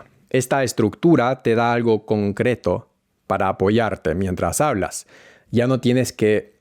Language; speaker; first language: Spanish; non-native, fluent; English